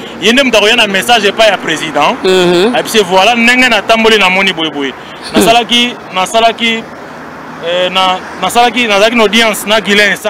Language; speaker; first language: Lingala; native; Lingala